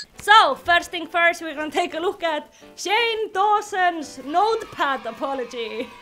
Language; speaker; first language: English; non-native, fluent; Icelandic